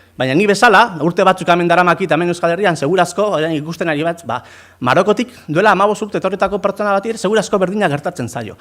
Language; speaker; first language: Basque; non-native, fluent; Spanish